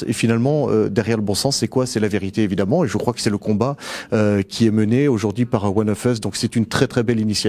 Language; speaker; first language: French; native; French